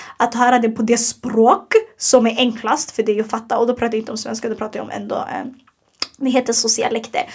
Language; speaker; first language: Swedish; early bilingual, other home language; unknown